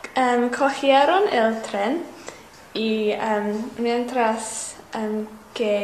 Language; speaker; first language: Spanish; non-native, learner; English